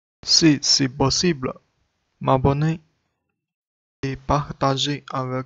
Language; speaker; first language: French; non-native, learner; Chinese